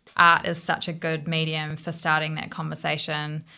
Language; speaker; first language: English; native; English